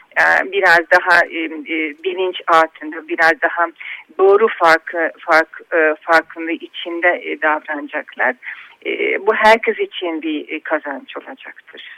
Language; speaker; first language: Turkish; non-native, fluent; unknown